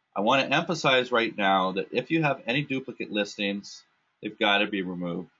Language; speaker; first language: English; native; English